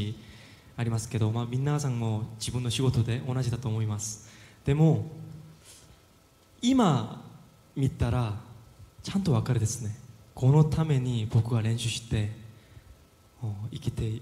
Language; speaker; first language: Japanese; non-native, learner; Korean